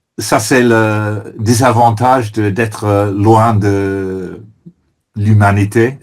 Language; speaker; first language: French; non-native, fluent; English